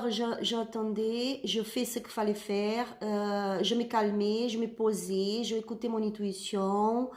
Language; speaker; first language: French; non-native, learner; Spanish